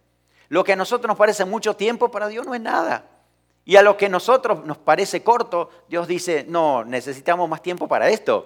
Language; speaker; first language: Spanish; native; Spanish